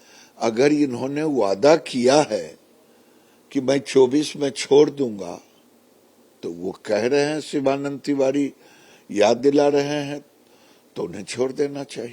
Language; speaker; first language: Hindi; native; Hindi